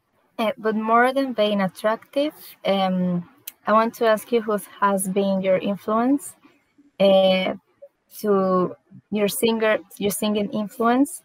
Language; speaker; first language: English; non-native, learner; Spanish